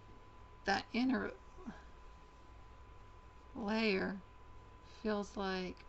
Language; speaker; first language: English; native; English